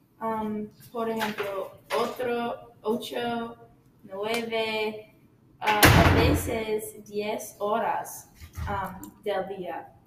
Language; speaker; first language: Spanish; non-native, learner; English